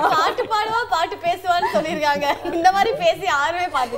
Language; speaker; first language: Tamil; native; Tamil